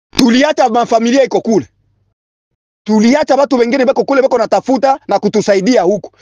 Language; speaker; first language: Swahili; non-native, local second language; Bembe